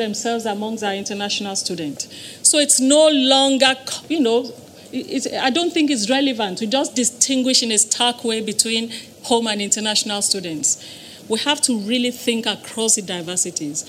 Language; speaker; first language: English; non-native, local second language; Yoruba